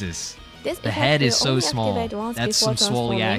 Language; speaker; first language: English; native; English